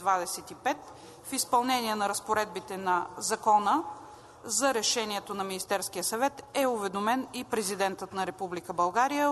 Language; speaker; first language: Bulgarian; native; Bulgarian